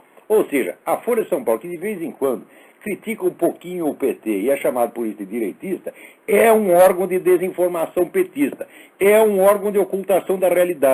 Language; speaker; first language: Portuguese; native; Portuguese